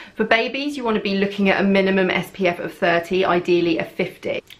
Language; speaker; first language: English; native; English